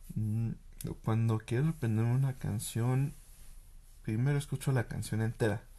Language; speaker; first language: Spanish; early bilingual, heritage; Spanish